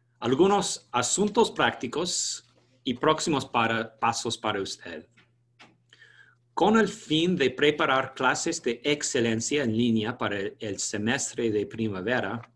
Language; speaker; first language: Spanish; non-native, fluent; English